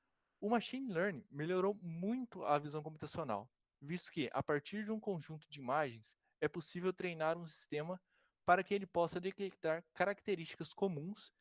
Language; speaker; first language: Portuguese; native; Portuguese